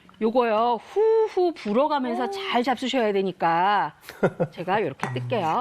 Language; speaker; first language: Korean; native; Korean